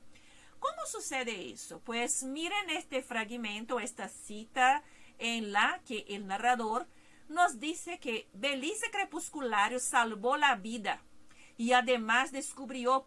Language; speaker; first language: Spanish; non-native, fluent; Portuguese